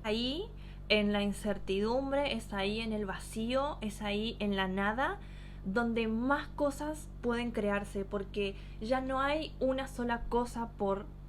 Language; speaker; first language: Spanish; native; Spanish